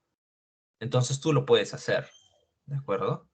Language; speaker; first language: Spanish; native; Spanish